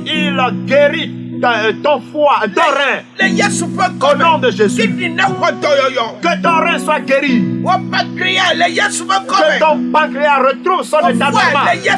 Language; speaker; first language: French; non-native, local second language; Ewe